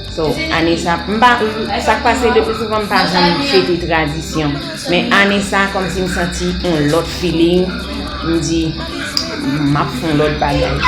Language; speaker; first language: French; non-native, local second language; Haitian Creole